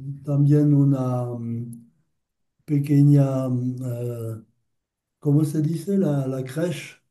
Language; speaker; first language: Spanish; non-native, learner; French